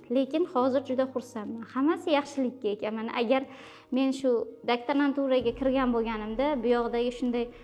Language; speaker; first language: Uzbek; native; Uzbek